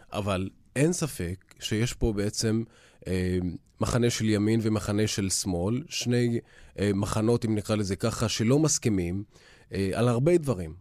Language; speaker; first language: Hebrew; non-native, local second language; Arabic